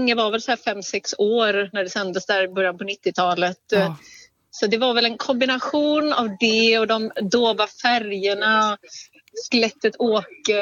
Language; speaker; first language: Swedish; native; Swedish